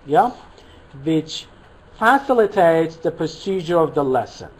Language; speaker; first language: English; non-native, fluent; Persian